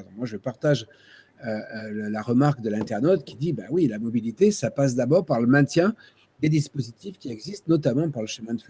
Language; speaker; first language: French; native; French